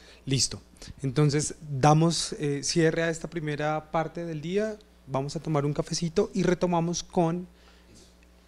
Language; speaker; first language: Spanish; native; Spanish